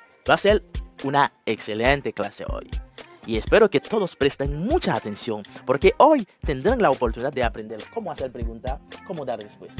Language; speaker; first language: Spanish; non-native, fluent; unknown